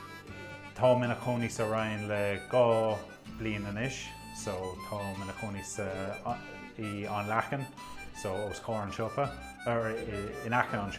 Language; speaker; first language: Irish; non-native, local second language; English